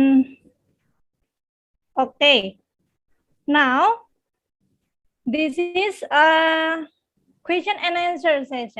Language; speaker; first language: English; non-native, learner; Indonesian